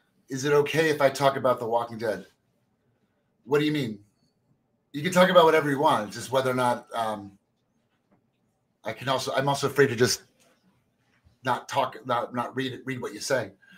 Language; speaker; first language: English; native; English